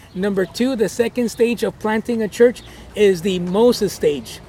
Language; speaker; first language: English; early bilingual, other home language; Spanish